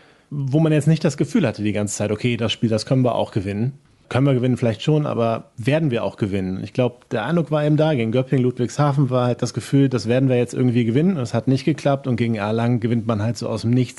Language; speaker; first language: German; native; German